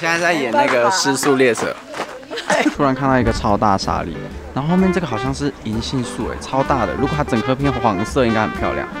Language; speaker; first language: Chinese; native; Chinese